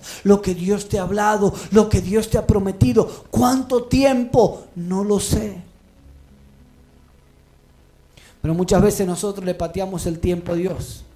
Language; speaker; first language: Spanish; native; Spanish